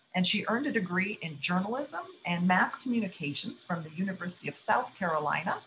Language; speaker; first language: English; native; English